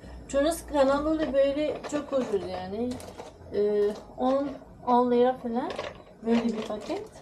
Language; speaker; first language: Turkish; non-native, learner; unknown